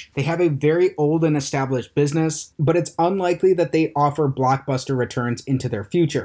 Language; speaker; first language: English; native; English